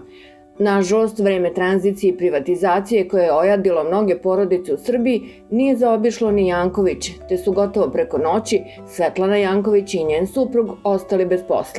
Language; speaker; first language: Serbian; native; Serbian